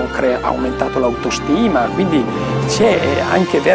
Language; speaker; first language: Italian; native; Italian